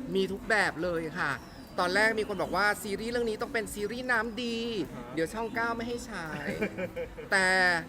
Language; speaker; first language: Thai; native; Thai